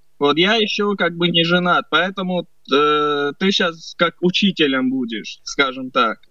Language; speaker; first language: Russian; early bilingual, other home language; Armenian